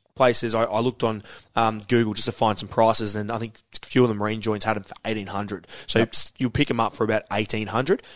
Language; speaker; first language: English; native; English